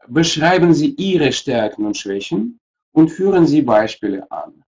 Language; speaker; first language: German; non-native, fluent; Russian